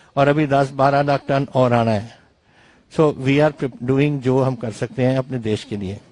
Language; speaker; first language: Hindi; non-native, local second language; Punjabi